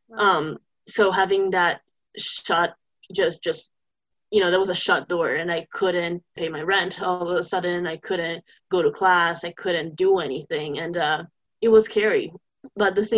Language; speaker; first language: English; non-native, fluent; Italian